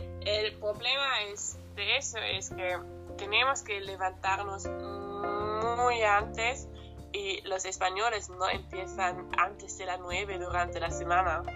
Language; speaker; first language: Spanish; non-native, learner; German